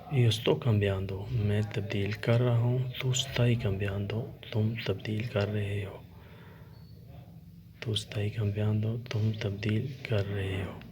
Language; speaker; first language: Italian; non-native, learner; Urdu